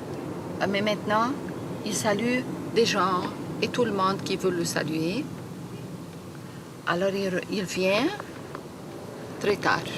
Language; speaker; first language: French; non-native, learner; Arabic